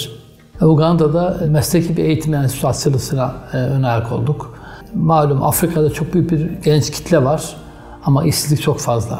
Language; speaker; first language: Turkish; native; Turkish